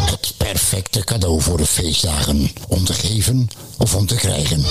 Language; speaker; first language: Dutch; native; Dutch